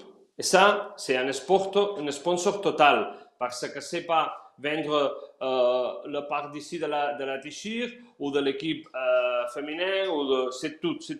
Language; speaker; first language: French; non-native, fluent; Spanish